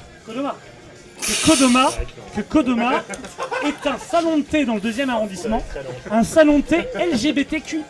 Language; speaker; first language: French; native; French